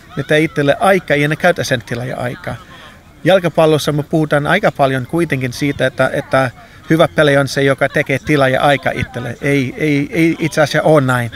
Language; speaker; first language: Finnish; non-native, fluent; English